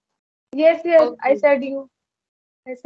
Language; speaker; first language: English; non-native, learner; Hindi